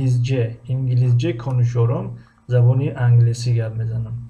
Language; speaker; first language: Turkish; non-native, fluent; Tajik